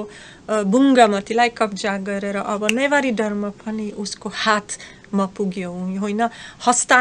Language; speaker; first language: Nepali; non-native, fluent; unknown